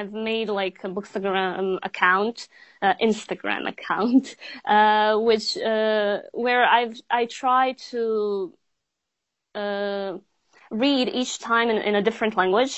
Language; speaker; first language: English; non-native, fluent; Bosnian